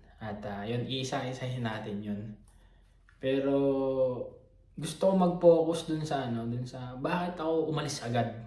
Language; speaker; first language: Filipino; native; Filipino